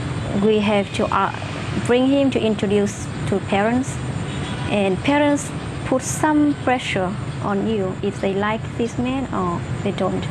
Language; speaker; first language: English; non-native, fluent; Vietnamese